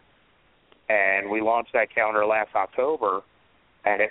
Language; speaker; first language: English; native; English